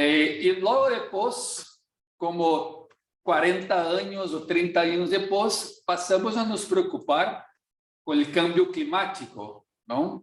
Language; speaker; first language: Spanish; non-native, learner; Portuguese